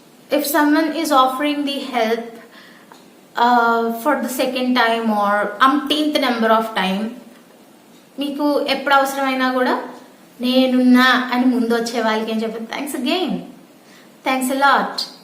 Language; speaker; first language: English; non-native, local second language; Telugu